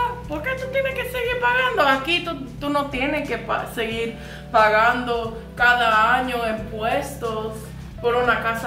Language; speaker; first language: Spanish; non-native, fluent; English